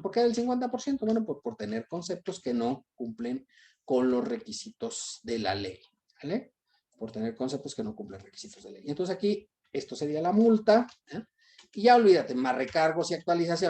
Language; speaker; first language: Spanish; native; Spanish